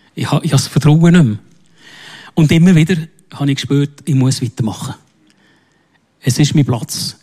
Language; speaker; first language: German; non-native, local second language; French